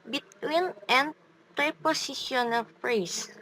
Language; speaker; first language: English; non-native, learner; Indonesian